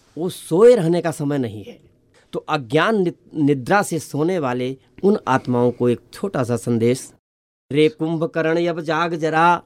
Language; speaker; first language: Hindi; native; Hindi